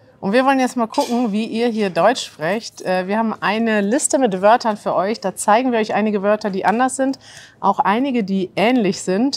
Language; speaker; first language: German; native; German